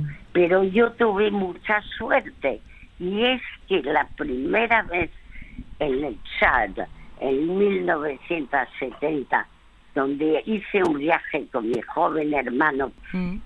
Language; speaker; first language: Spanish; early bilingual, other home language; French